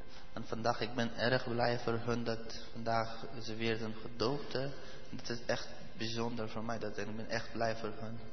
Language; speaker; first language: Dutch; non-native, learner; Persian